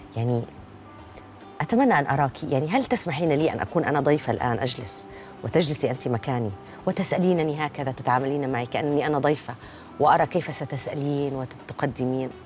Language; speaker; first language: Arabic; native; Arabic